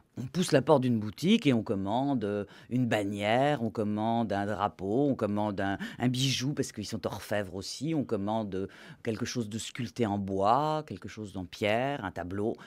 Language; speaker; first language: French; native; French